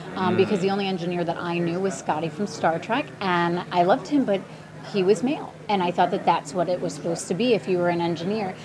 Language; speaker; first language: English; early bilingual, other home language; Ukrainian